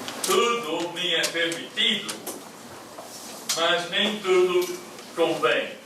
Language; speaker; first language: Portuguese; non-native, fluent; English